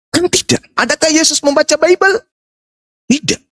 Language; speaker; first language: Indonesian; native; Indonesian